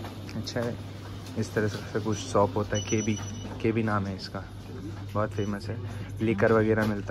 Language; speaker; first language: Hindi; native; Hindi